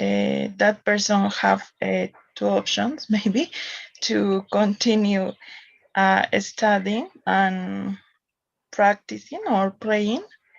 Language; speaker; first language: English; non-native, learner; Spanish